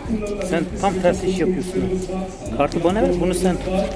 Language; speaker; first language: Turkish; native; Turkish